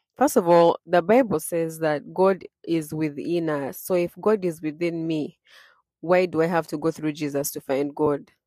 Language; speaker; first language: English; non-native, local second language; Ganda